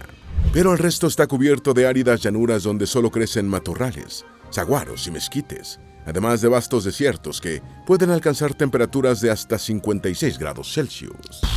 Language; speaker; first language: Spanish; native; Spanish